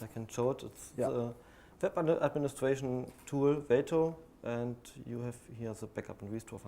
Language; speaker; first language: English; non-native, fluent; German